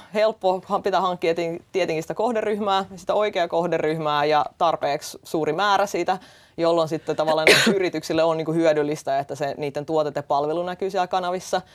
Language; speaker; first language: Finnish; early bilingual, other home language; Russian